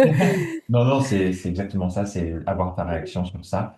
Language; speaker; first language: French; native; French